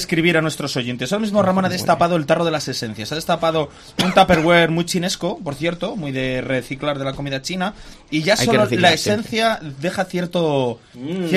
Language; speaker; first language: Spanish; native; Spanish